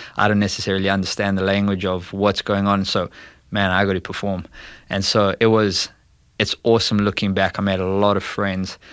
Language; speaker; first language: English; native; English